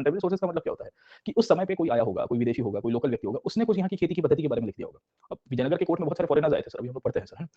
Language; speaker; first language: Hindi; non-native, local second language; Gujarati